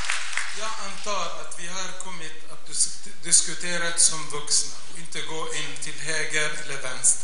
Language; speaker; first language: Swedish; non-native, fluent; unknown